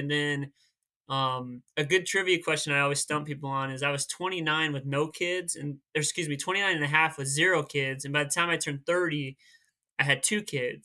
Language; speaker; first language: English; native; English